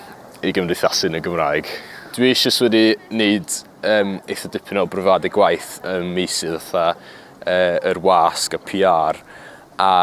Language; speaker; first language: Welsh; early bilingual, heritage; Cantonese